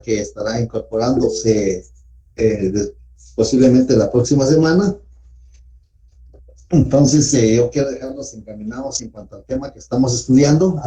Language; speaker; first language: Spanish; native; Spanish